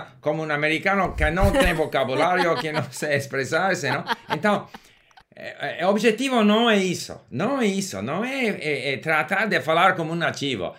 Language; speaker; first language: Portuguese; non-native, learner; English